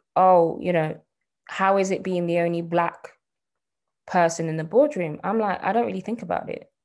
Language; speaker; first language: English; native; English